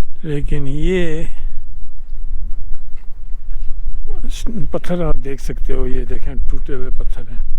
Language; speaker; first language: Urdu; non-native, local second language; Punjabi